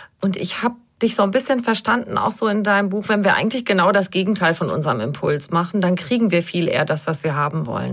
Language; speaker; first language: German; native; German